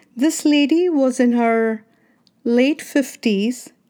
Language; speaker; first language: English; non-native, local second language; Kannada